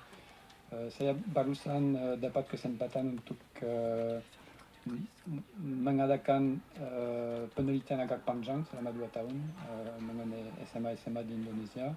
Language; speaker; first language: Indonesian; non-native, fluent; French